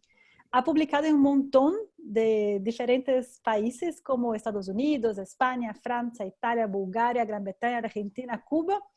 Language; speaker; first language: Spanish; non-native, fluent; Portuguese